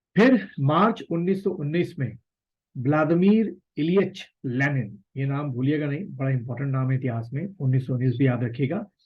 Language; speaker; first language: Hindi; native; Hindi